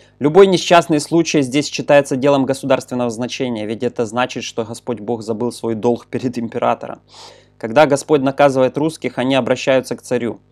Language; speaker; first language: Russian; non-native, local second language; Ukrainian